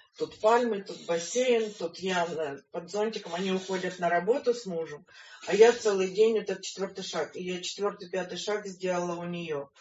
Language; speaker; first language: Russian; native; Russian